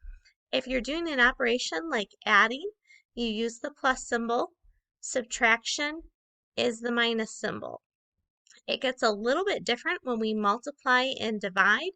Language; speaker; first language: English; native; English